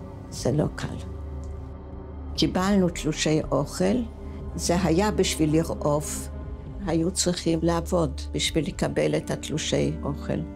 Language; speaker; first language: Hebrew; non-native, fluent; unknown